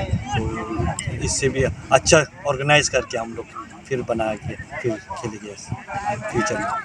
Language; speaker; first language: Hindi; non-native, fluent; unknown